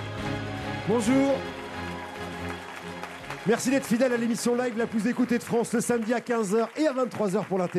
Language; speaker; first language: French; native; French